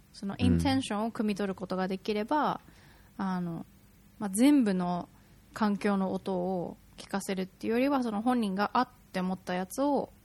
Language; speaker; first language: Japanese; native; Japanese